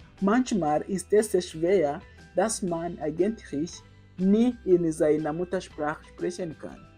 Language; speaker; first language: German; non-native, fluent; Kinyarwanda